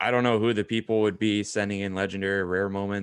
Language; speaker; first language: English; native; English